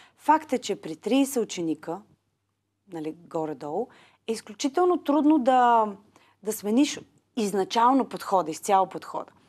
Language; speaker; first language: Bulgarian; native; Bulgarian